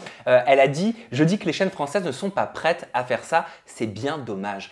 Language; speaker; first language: French; native; French